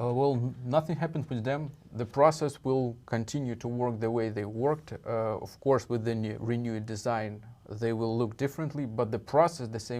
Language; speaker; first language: English; non-native, fluent; Russian